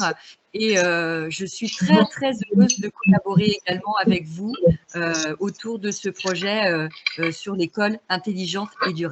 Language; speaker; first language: French; native; French